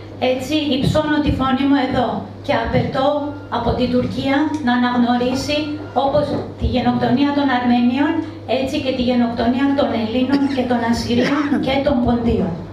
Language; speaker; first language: Greek; non-native, local second language; Armenian